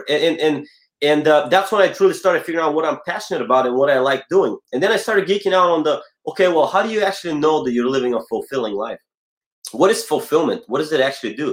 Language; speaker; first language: English; non-native, fluent; Bulgarian